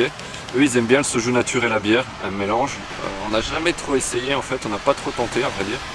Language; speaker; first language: French; native; French